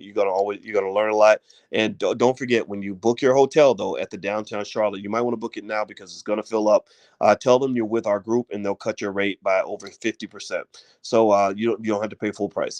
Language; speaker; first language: English; native; English